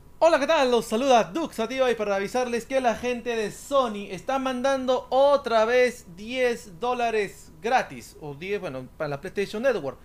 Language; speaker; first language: Spanish; native; Spanish